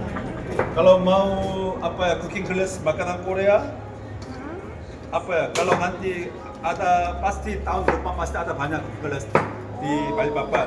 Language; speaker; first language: Indonesian; non-native, learner; Korean